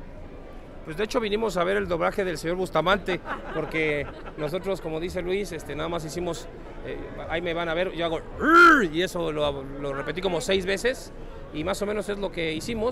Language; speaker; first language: Spanish; native; Spanish